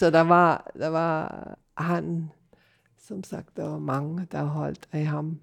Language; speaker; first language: Danish; non-native, fluent; English